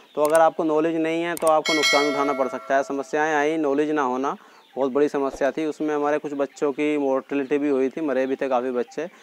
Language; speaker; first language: Hindi; native; Hindi